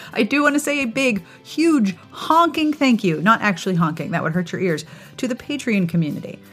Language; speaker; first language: English; native; English